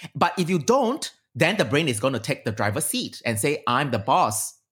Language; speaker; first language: English; native; English